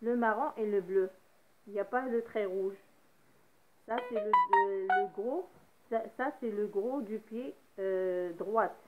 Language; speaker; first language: French; non-native, local second language; Arabic